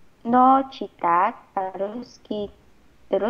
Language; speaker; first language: Russian; non-native, learner; Vietnamese